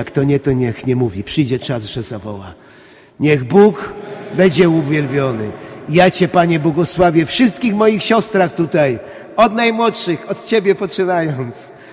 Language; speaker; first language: Polish; native; Polish